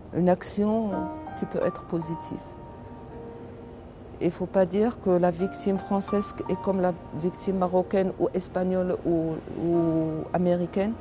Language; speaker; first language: French; non-native, local second language; Arabic